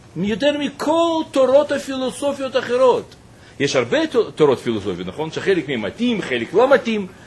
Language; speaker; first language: Hebrew; non-native, fluent; Russian